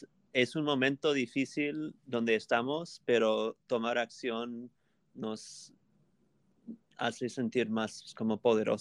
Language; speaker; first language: Spanish; non-native, fluent; English